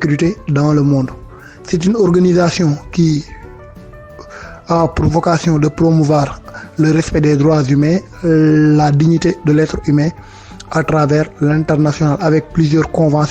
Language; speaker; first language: French; non-native, local second language; Wolof